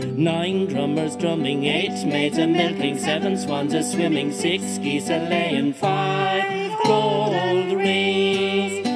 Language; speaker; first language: English; native; English